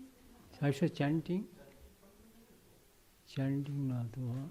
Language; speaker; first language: Japanese; non-native, learner; Bangla